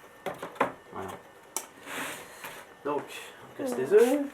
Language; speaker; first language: French; native; French